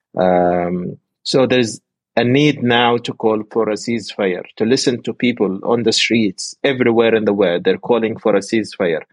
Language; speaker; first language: English; non-native, fluent; Arabic